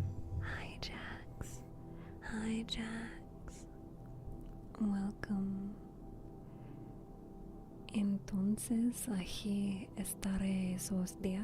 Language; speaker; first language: Spanish; non-native, learner; English